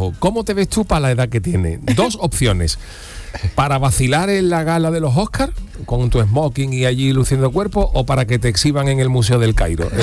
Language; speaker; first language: Spanish; native; Spanish